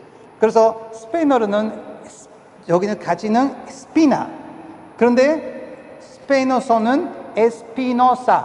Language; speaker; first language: Korean; non-native, fluent; Spanish